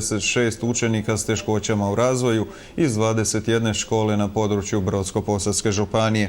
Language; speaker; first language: Croatian; native; Croatian